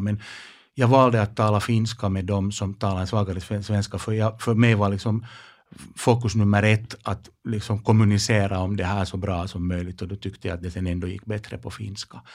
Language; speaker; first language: Swedish; non-native, local second language; Finnish